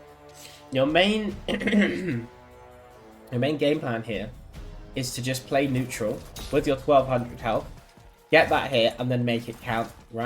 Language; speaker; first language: English; native; English